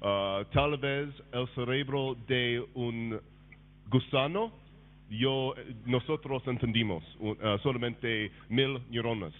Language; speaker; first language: Spanish; non-native, learner; English